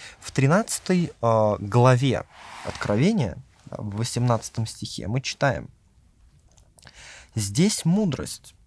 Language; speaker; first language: Russian; native; Russian